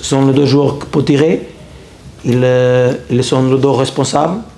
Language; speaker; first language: French; non-native, learner; Portuguese